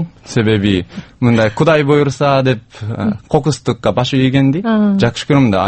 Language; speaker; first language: Kyrgyz; non-native, learner; Japanese